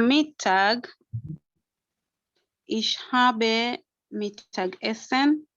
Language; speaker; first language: German; non-native, learner; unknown